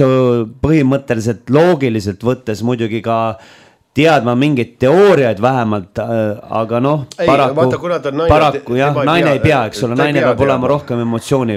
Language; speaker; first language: Estonian; native; Estonian